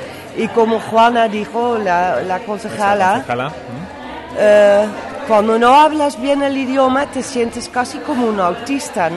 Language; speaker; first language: Spanish; non-native, fluent; Dutch